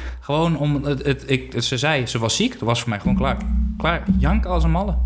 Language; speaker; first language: Dutch; early bilingual, other home language; Papiamento